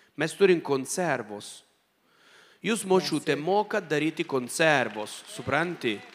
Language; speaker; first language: Lithuanian; non-native, fluent; Italian